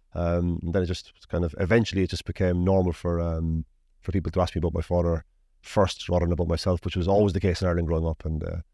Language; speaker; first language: English; native; English